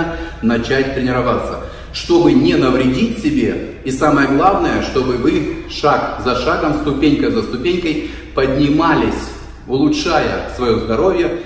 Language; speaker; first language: Russian; native; Russian